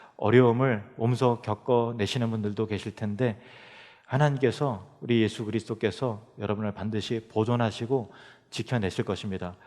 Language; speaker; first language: Korean; native; Korean